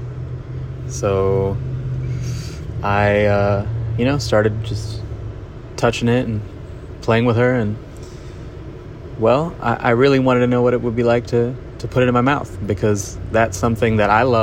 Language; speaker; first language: English; non-native, local second language; Hindi